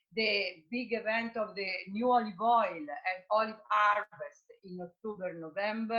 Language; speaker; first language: English; non-native, fluent; Italian